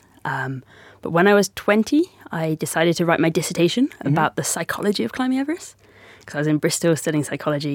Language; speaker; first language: English; native; English